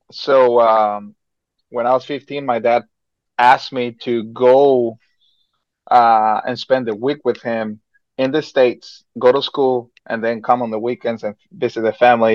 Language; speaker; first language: English; non-native, fluent; Spanish